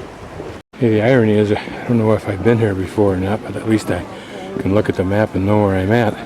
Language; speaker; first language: English; native; English